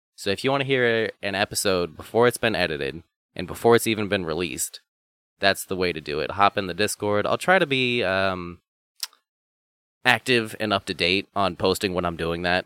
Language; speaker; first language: English; native; English